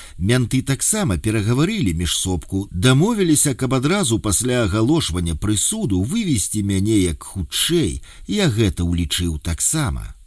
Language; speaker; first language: Belarusian; native; Belarusian